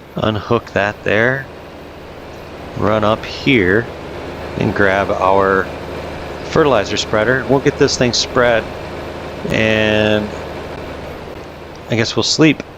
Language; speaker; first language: English; native; English